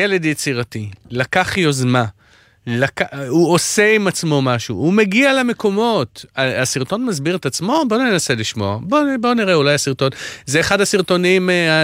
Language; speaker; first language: Hebrew; native; Hebrew